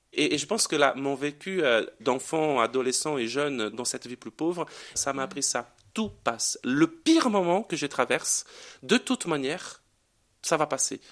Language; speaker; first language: French; non-native, fluent; Portuguese